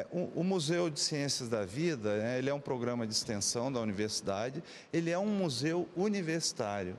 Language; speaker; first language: Portuguese; native; Portuguese